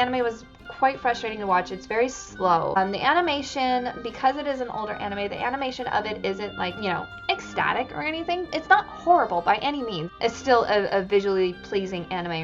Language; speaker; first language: English; native; English